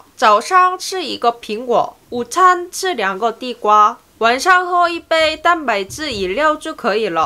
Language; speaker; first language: Chinese; non-native, fluent; Korean